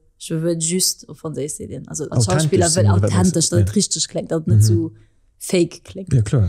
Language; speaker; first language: Luxembourgish; early bilingual, other home language; French